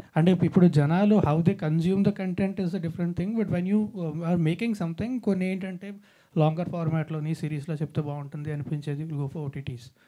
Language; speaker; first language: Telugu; native; Telugu